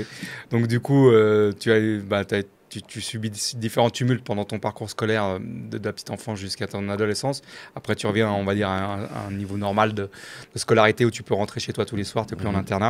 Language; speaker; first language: French; native; French